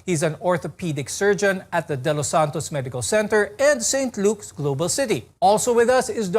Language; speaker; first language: English; non-native, local second language; Filipino